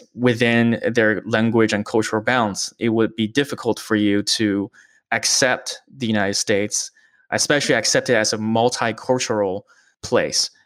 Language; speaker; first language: English; early bilingual, other home language; Chinese